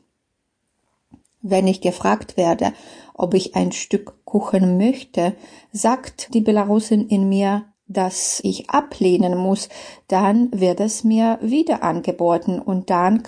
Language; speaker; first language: German; non-native, fluent; Belarusian